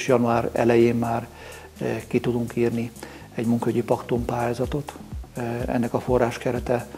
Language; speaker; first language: Hungarian; native; Hungarian